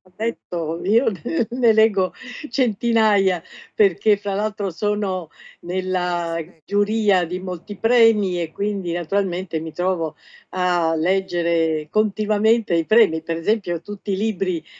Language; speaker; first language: Italian; native; Italian